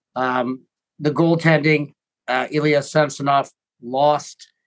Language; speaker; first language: English; native; English